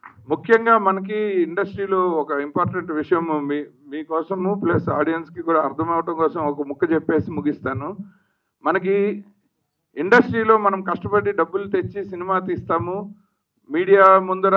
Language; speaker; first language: Telugu; native; Telugu